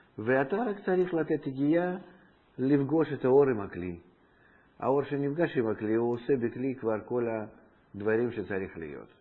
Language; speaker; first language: Hebrew; non-native, fluent; Russian